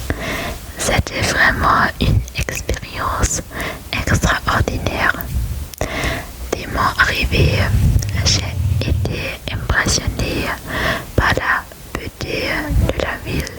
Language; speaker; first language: French; non-native, learner; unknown